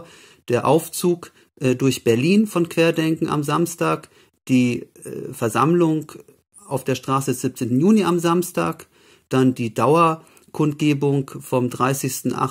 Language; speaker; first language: German; native; German